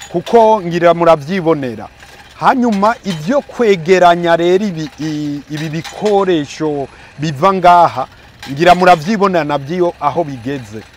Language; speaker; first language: Rundi; early bilingual, heritage; Rundi